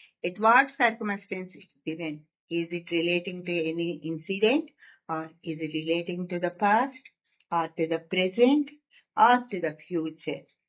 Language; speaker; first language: English; non-native, local second language; Telugu